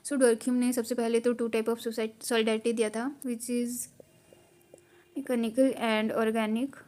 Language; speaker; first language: Hindi; native; Hindi